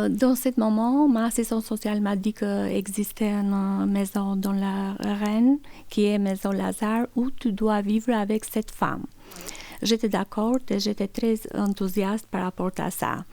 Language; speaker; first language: French; non-native, learner; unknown